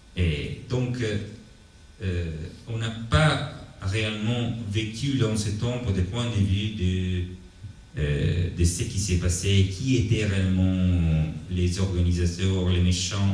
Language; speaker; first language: French; non-native, fluent; Italian